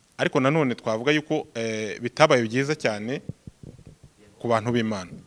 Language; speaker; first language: Kinyarwanda; native; Kinyarwanda